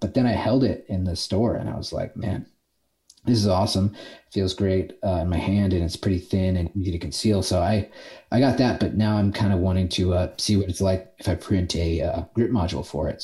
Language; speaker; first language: English; native; English